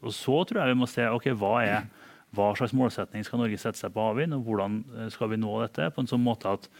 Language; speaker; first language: Norwegian; native; Norwegian